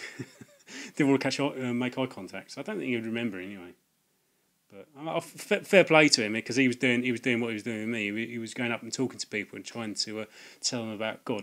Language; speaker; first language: English; native; English